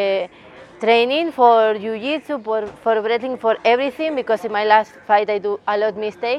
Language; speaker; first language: English; non-native, learner; Spanish